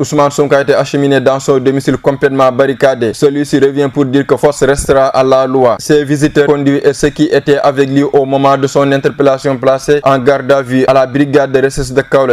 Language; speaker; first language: French; non-native, local second language; Wolof